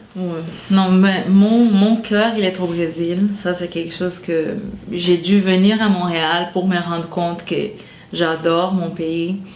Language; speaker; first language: French; non-native, fluent; Portuguese